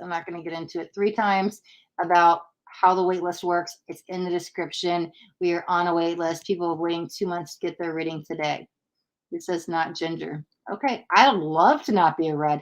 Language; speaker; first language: English; native; English